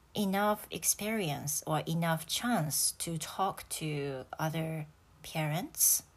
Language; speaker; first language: English; non-native, fluent; Japanese